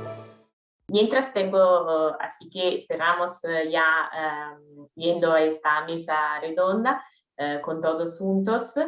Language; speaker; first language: Spanish; non-native, fluent; Italian